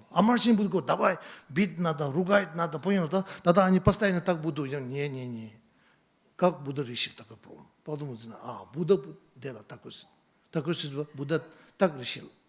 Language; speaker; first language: Russian; non-native, learner; Tibetan